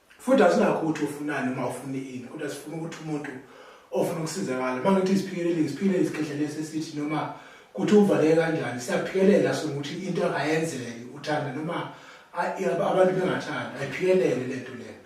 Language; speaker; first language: Zulu; native; Zulu